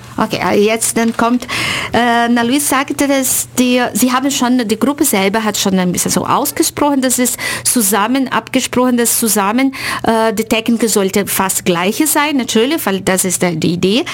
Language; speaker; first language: German; non-native, fluent; Portuguese